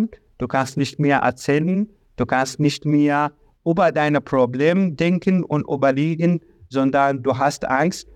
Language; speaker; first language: German; non-native, learner; Arabic